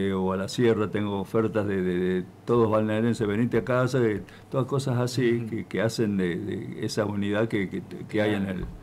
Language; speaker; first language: Spanish; native; Spanish